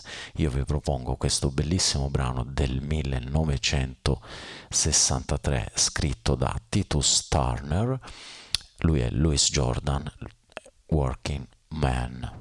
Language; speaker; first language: Italian; native; Italian